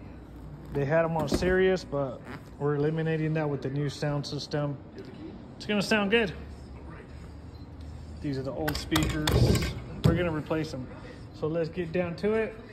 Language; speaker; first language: English; native; English